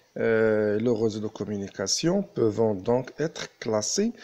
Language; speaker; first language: French; non-native, local second language; Arabic